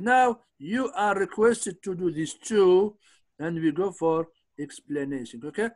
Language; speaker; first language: English; non-native, fluent; Arabic